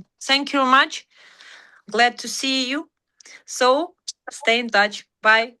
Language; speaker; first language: English; non-native, learner; Ukrainian